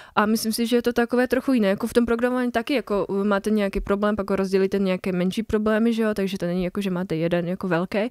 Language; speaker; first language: Czech; non-native, fluent; Bosnian